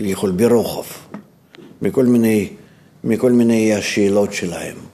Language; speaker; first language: Hebrew; non-native, fluent; Russian